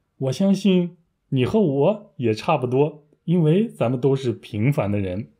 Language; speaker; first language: Chinese; native; Chinese